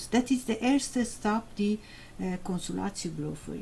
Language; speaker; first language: Dutch; non-native, fluent; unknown